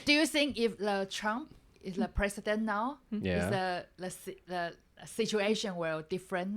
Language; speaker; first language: English; non-native, learner; Chinese